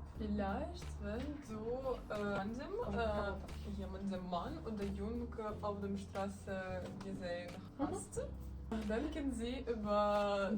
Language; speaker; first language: German; non-native, learner; Ukrainian